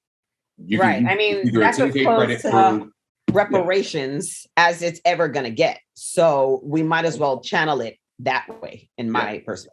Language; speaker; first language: English; native; English